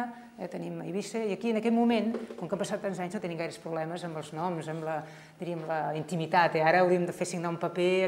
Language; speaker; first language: Catalan; native; Catalan